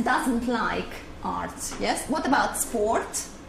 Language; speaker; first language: English; non-native, fluent; Hungarian